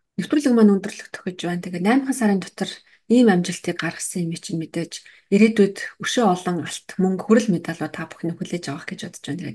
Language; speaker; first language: Mongolian; native; Mongolian